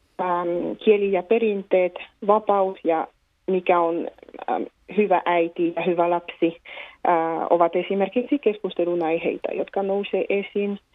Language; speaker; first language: Finnish; non-native, fluent; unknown